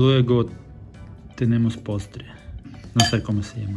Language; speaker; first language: Spanish; non-native, learner; Russian